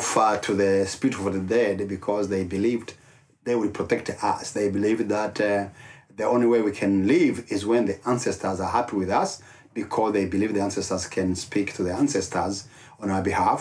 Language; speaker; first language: English; non-native, local second language; Kinyarwanda